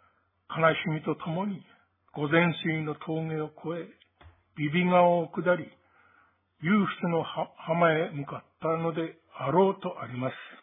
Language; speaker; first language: Japanese; native; Japanese